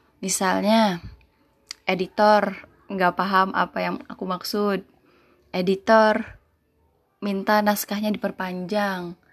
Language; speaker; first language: Indonesian; non-native, local second language; Sundanese